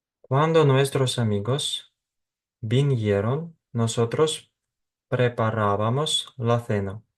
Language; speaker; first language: Spanish; non-native, fluent; Ukrainian